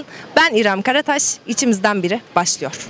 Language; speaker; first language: Turkish; native; Turkish